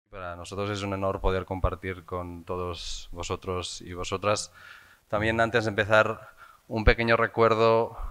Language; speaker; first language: Spanish; non-native, local second language; Catalan